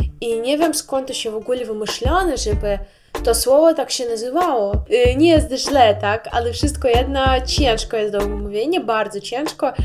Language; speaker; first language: Polish; non-native, learner; Russian